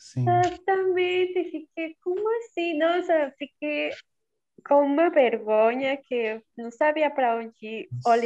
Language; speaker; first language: Portuguese; non-native, learner; Spanish